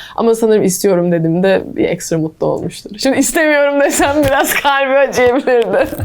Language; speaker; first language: Turkish; early bilingual, heritage; English